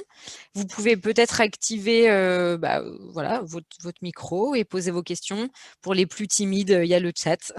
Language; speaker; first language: French; native; French